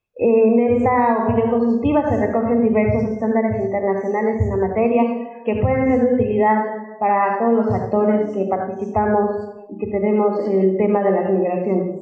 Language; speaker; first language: Spanish; native; Spanish